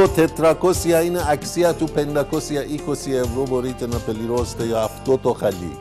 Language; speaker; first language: Greek; non-native, learner; Persian